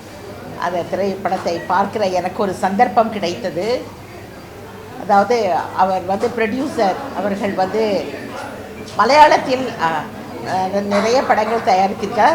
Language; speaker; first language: Tamil; native; Tamil